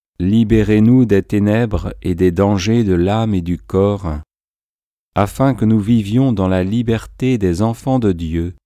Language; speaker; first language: French; native; French